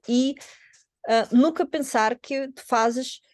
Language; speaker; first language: Portuguese; non-native, fluent; Russian